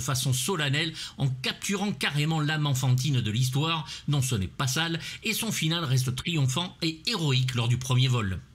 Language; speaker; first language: French; native; French